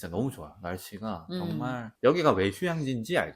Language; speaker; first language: Korean; native; Korean